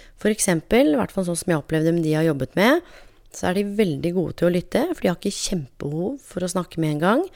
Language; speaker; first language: Norwegian; native; Norwegian